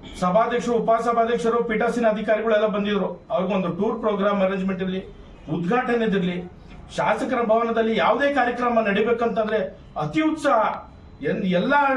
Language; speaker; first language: Kannada; native; Kannada